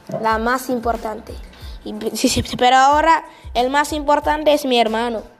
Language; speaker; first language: Spanish; non-native, learner; French